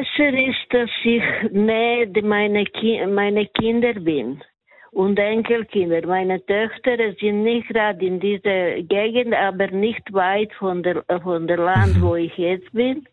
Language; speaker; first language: German; non-native, learner; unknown